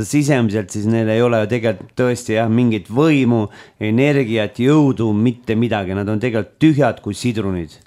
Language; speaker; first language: Estonian; native; Estonian